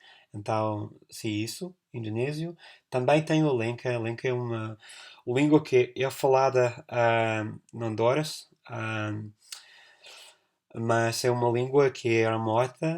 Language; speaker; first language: Portuguese; non-native, fluent; English